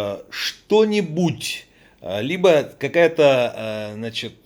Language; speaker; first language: Russian; native; Russian